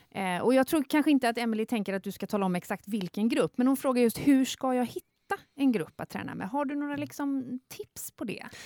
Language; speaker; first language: Swedish; native; Swedish